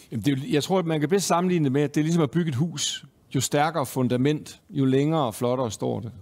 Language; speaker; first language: Danish; native; Danish